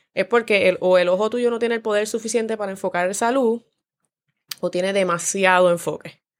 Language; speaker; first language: Spanish; native; Spanish